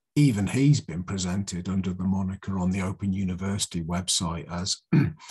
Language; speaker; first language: English; native; English